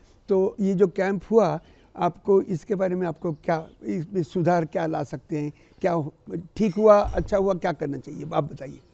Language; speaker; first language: Hindi; native; Hindi